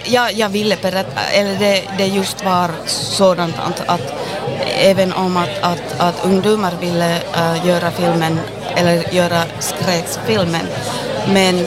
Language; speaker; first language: Swedish; non-native, local second language; Finnish